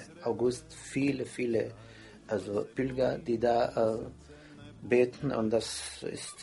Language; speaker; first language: German; non-native, fluent; Croatian